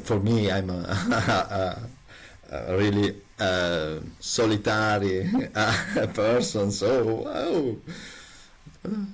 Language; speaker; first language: English; non-native, learner; Italian